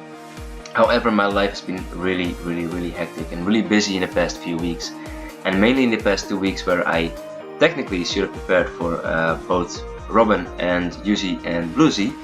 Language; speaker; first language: English; non-native, fluent; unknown